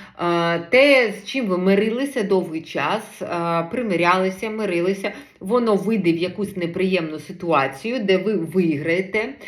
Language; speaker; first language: Ukrainian; non-native, local second language; Russian